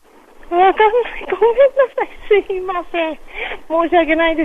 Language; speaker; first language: Japanese; non-native, learner; English